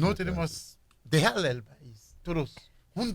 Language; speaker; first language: Spanish; non-native, fluent; Haitian Creole